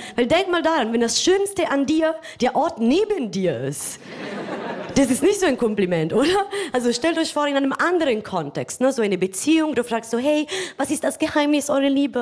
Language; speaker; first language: German; non-native, fluent; Italian